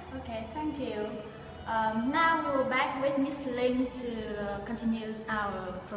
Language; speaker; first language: English; non-native, learner; Vietnamese